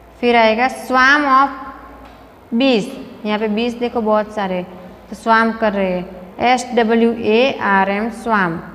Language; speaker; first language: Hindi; non-native, local second language; Gujarati